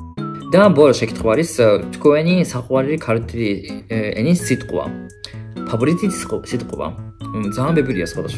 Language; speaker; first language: Georgian; non-native, fluent; Japanese